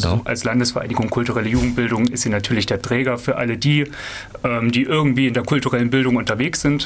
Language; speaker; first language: German; native; German